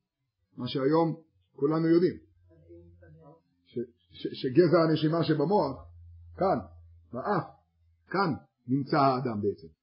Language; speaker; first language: Hebrew; native; Hebrew